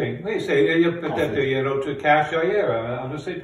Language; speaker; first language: French; non-native, fluent; English